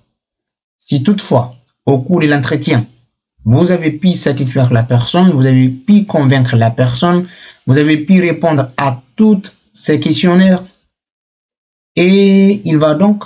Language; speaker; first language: French; non-native, local second language; Fula